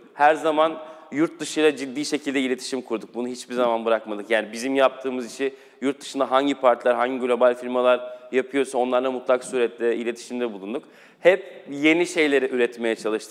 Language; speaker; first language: Turkish; native; Turkish